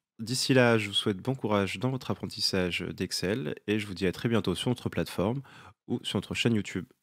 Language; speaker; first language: French; native; French